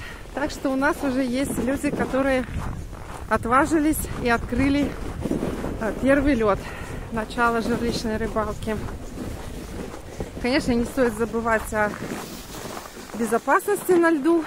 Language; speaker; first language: Russian; native; Russian